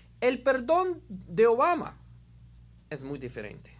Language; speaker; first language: Spanish; non-native, fluent; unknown